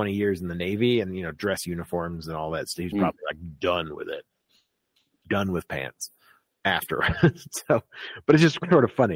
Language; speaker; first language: English; native; English